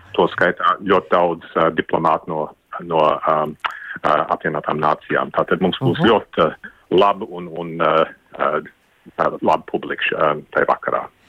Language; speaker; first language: Latvian; early bilingual, heritage; Latvian